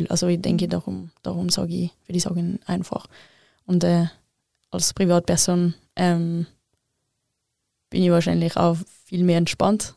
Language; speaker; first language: German; non-native, local second language; French